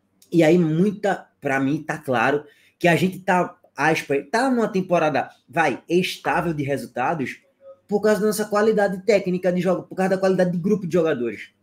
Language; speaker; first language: Portuguese; native; Portuguese